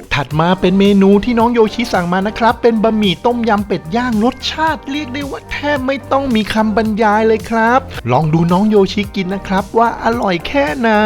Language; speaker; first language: Thai; native; Thai